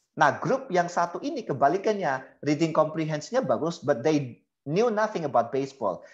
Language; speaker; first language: Indonesian; native; Indonesian